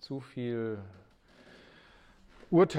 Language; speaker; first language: German; native; German